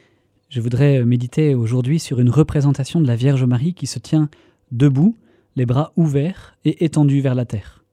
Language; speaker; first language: French; native; French